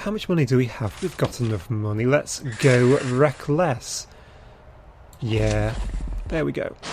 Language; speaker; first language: English; native; English